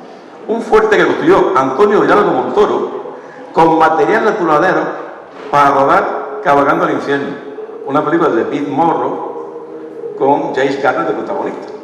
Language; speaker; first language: Spanish; native; Spanish